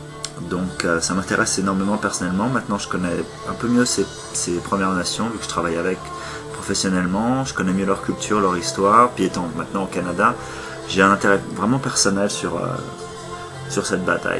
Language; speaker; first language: French; native; French